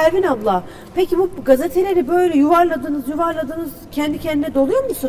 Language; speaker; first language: Turkish; native; Turkish